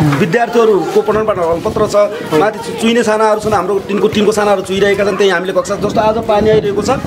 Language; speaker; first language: Nepali; native; Nepali